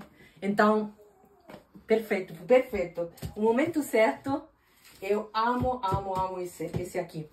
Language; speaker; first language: Portuguese; non-native, fluent; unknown